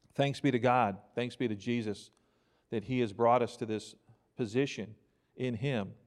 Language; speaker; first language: English; native; English